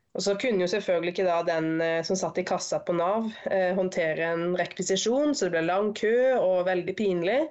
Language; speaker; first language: Norwegian; native; Norwegian